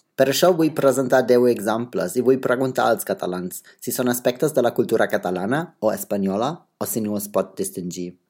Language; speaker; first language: Catalan; non-native, fluent; German